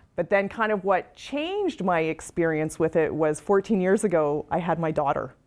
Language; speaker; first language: English; native; English